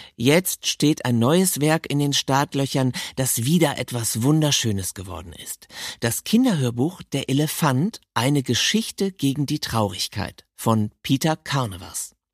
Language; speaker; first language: German; native; German